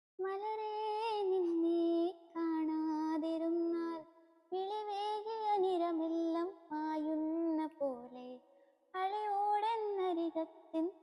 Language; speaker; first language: Malayalam; non-native, learner; Tulu